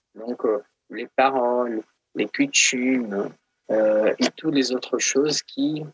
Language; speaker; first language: French; non-native, fluent; Portuguese